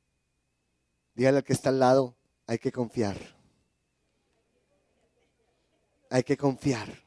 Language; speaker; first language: Spanish; native; Spanish